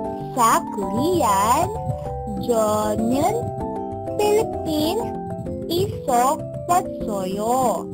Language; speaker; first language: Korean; non-native, learner; Filipino